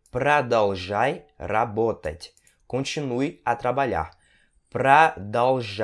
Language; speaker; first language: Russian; non-native, fluent; Portuguese